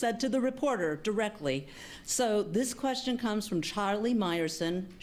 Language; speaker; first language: English; native; English